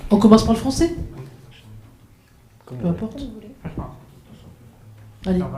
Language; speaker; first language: French; native; French